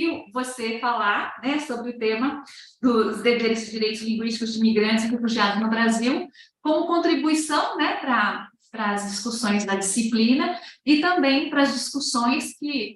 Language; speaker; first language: Portuguese; native; Portuguese